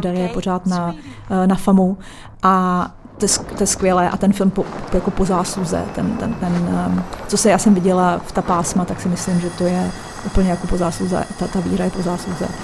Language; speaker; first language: Czech; native; Czech